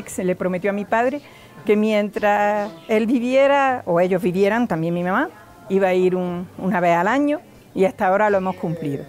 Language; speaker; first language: Spanish; native; Spanish